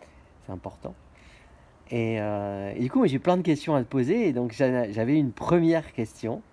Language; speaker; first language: French; native; French